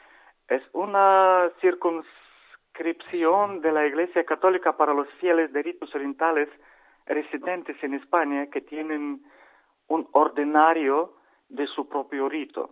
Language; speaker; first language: Spanish; non-native, learner; Ukrainian